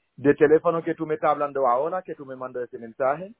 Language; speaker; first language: Spanish; non-native, learner; Haitian Creole